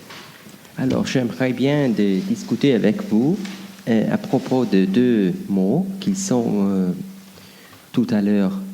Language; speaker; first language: French; non-native, fluent; Italian